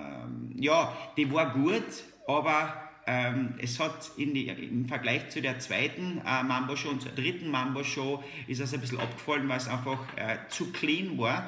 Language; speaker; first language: German; native; German